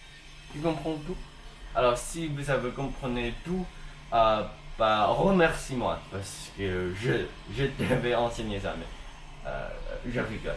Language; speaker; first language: French; non-native, learner; Chinese